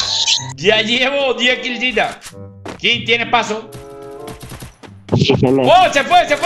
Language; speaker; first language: Spanish; native; Spanish